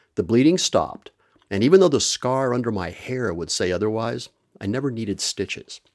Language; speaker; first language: English; native; English